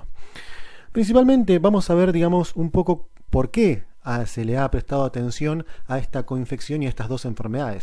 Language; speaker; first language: Spanish; native; Spanish